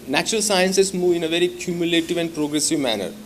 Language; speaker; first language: English; non-native, local second language; Marathi